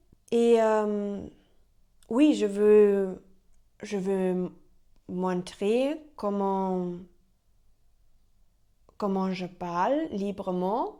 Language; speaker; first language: French; non-native, learner; German